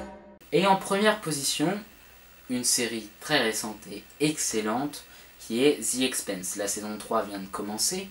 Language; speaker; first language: French; native; French